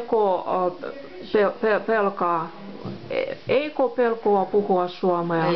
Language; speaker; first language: Finnish; non-native, local second language; Russian